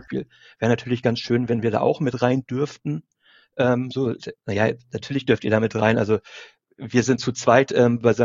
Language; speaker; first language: German; native; German